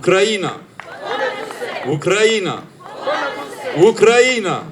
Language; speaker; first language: Ukrainian; non-native, learner; French